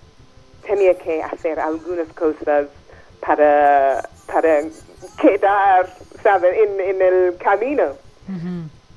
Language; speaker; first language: Spanish; non-native, fluent; English